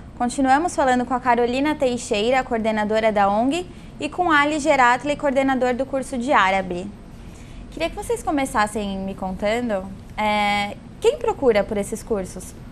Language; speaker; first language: Portuguese; native; Portuguese